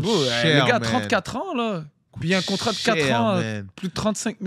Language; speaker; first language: French; native; French